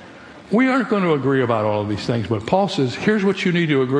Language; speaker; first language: English; native; English